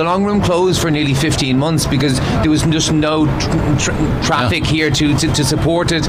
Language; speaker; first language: English; native; English